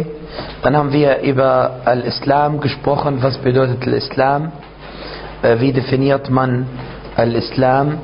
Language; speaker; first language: German; non-native, fluent; Arabic